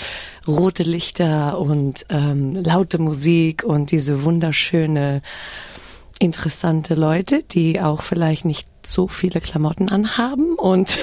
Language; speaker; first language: German; early bilingual, heritage; German